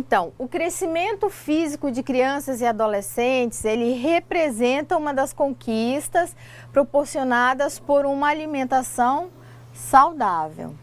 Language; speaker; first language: Portuguese; native; Portuguese